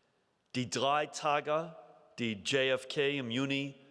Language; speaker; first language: German; non-native, fluent; English